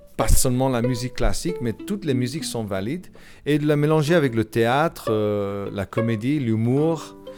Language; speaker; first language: French; non-native, fluent; English